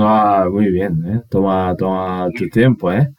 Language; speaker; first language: Spanish; non-native, learner; Japanese